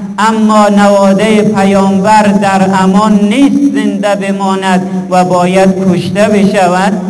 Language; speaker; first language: Persian; native; Persian